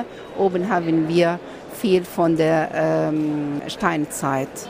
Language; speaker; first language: German; non-native, fluent; Arabic